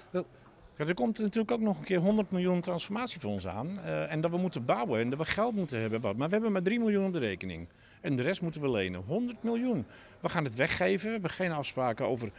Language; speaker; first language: Dutch; native; Dutch